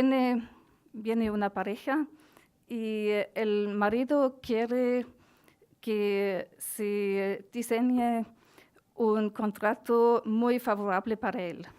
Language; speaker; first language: Spanish; non-native, fluent; German